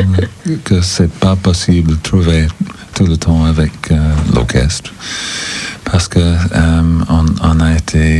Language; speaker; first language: French; non-native, fluent; English